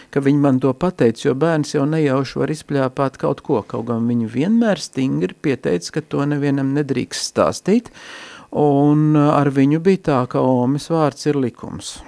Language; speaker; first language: Latvian; native; Latvian